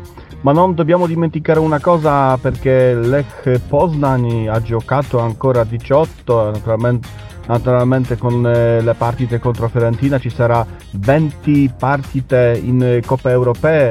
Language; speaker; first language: Italian; non-native, learner; Polish